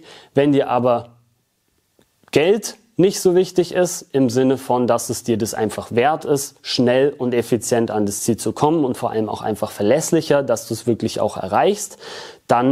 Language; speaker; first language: German; native; German